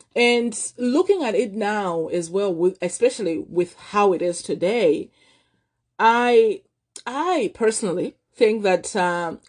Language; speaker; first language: English; non-native, local second language; Nyanja